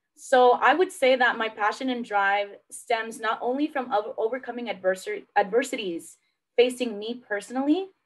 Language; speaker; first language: English; native; English